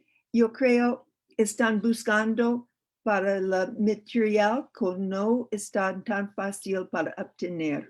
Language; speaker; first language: Spanish; non-native, learner; English